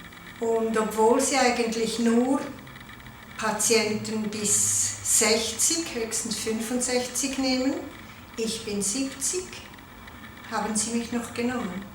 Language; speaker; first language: German; non-native, local second language; Italian